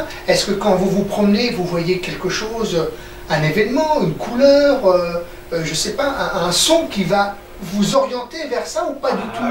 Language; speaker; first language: French; native; French